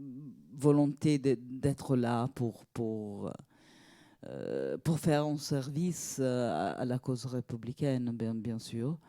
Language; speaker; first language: French; non-native, fluent; Italian